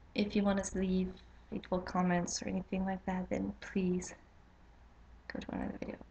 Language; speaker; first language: English; non-native, fluent; French